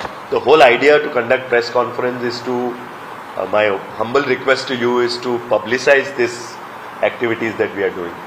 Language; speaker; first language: English; non-native, local second language; Konkani